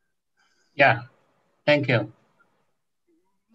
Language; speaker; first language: English; non-native, fluent; Chinese